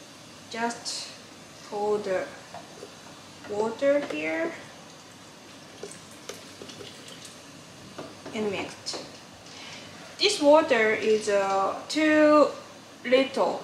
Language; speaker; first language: English; non-native, learner; Japanese